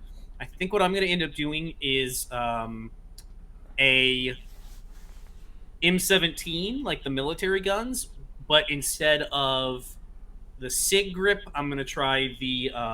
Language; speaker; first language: English; native; English